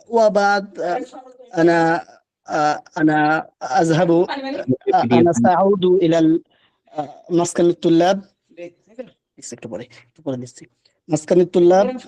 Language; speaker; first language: Arabic; non-native, learner; Bangla